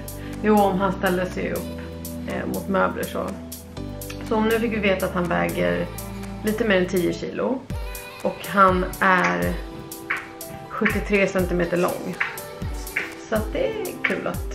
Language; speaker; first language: Swedish; native; Swedish